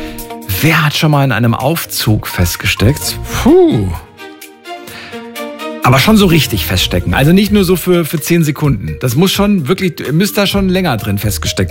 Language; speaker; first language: German; native; German